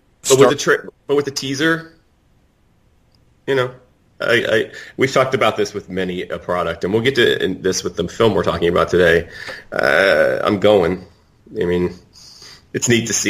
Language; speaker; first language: English; native; English